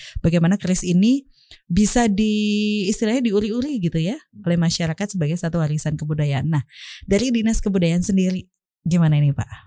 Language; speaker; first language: Indonesian; native; Indonesian